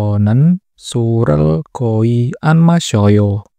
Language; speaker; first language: Korean; non-native, learner; Indonesian